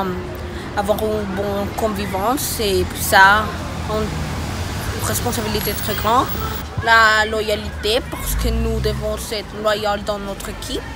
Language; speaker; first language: French; non-native, learner; Spanish